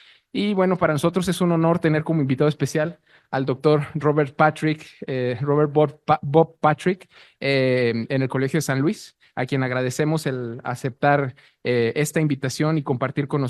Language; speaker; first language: Spanish; native; Spanish